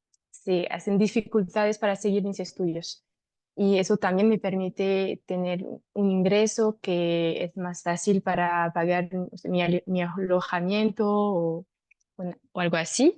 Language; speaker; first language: Spanish; non-native, fluent; French